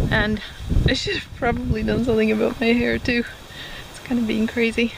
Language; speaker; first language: English; native; English